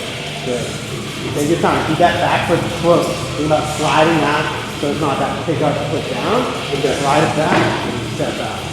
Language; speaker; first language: English; native; English